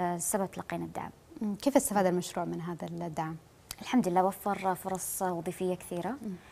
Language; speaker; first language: Arabic; native; Arabic